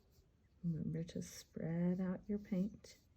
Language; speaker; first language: English; native; English